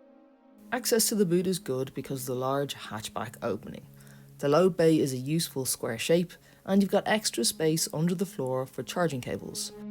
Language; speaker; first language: English; native; English